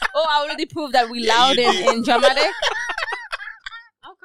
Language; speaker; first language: English; non-native, fluent; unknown